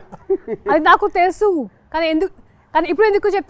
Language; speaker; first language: Telugu; non-native, fluent; Hindi